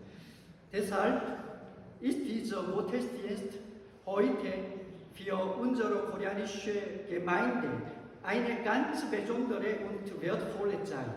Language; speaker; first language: German; non-native, learner; Korean